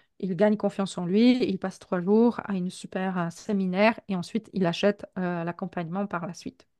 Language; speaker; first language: French; non-native, fluent; Polish